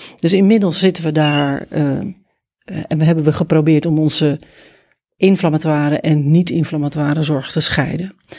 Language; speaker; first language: Dutch; native; Dutch